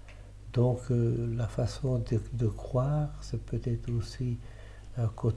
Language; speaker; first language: French; early bilingual, other home language; Italian